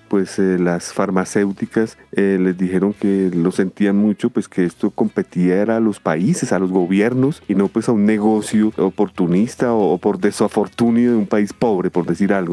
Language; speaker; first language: Spanish; native; Spanish